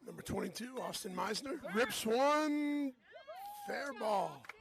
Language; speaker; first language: English; native; English